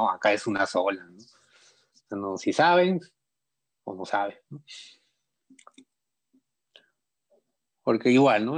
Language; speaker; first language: Spanish; native; Spanish